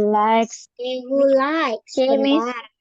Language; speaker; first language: English; non-native, fluent; Indonesian